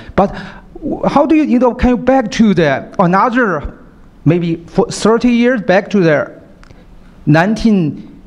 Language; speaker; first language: English; non-native, fluent; Chinese